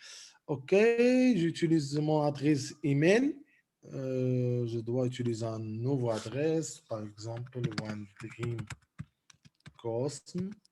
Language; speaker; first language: French; non-native, local second language; Arabic